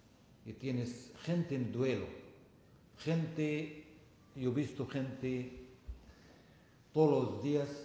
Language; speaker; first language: Spanish; non-native, fluent; Arabic